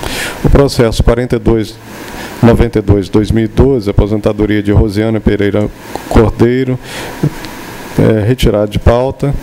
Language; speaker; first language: Portuguese; native; Portuguese